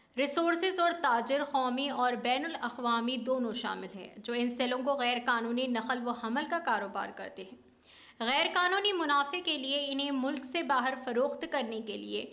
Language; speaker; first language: Urdu; native; Urdu